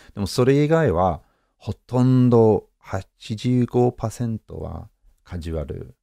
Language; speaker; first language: Japanese; non-native, fluent; English